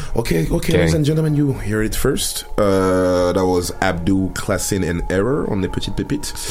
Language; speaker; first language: English; early bilingual, other home language; French